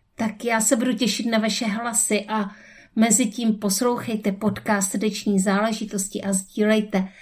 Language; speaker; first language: Czech; native; Czech